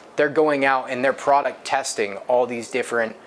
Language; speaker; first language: English; native; English